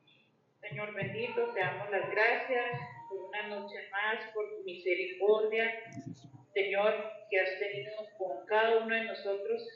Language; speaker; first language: Spanish; native; Spanish